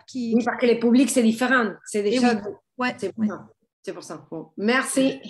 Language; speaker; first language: French; non-native, fluent; Spanish